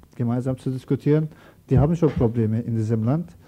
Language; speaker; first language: German; non-native, learner; Turkish